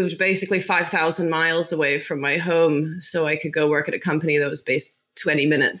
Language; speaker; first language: English; native; English